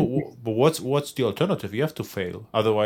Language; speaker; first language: English; non-native, fluent; German